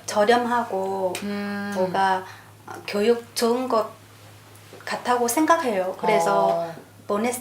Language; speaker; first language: Korean; non-native, learner; Vietnamese